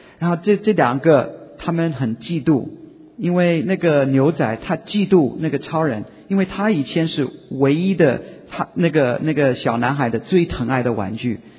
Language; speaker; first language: Chinese; non-native, fluent; English